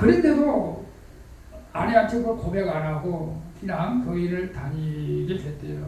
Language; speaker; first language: Korean; native; Korean